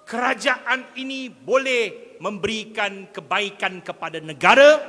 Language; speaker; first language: Malay; non-native, local second language; Chinese